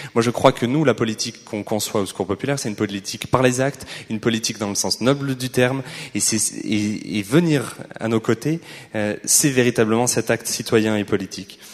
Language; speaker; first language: French; native; French